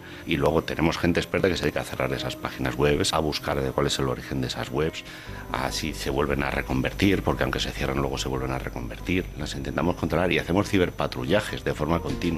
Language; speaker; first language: Spanish; native; Spanish